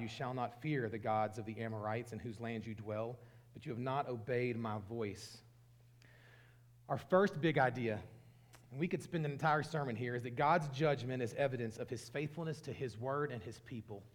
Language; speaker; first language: English; native; English